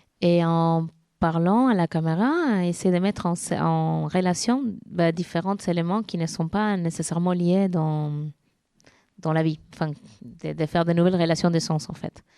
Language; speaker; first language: French; non-native, fluent; Spanish